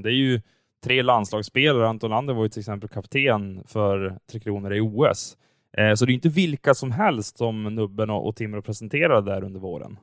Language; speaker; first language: Swedish; native; Swedish